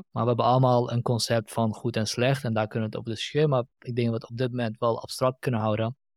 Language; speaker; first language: Dutch; native; Dutch